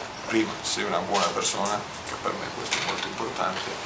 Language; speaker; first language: Italian; non-native, fluent; Spanish